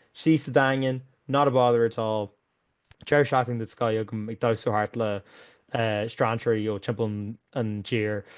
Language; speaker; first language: Irish; native; Irish